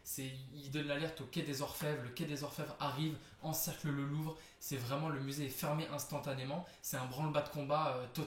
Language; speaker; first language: French; native; French